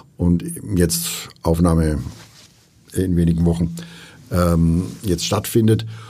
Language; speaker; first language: German; native; German